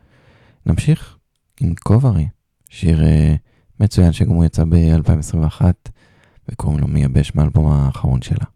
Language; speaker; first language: Hebrew; native; Hebrew